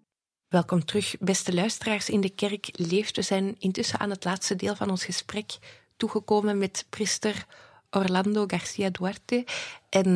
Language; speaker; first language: Dutch; native; Dutch